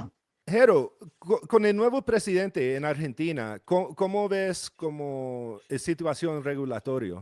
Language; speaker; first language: Spanish; non-native, fluent; English